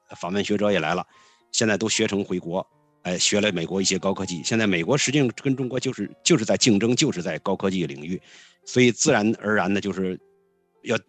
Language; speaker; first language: Chinese; native; Chinese